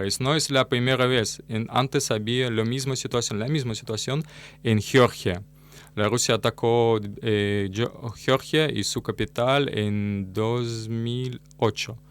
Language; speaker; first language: Spanish; non-native, learner; Russian